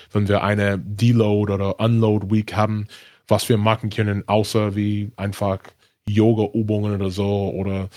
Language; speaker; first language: German; non-native, learner; English